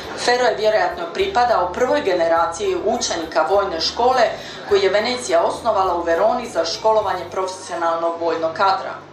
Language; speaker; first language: Croatian; native; Croatian